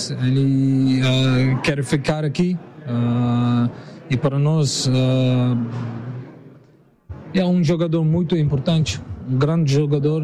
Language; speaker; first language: Portuguese; non-native, learner; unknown